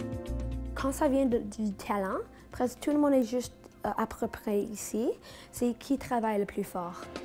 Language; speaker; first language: French; non-native, local second language; English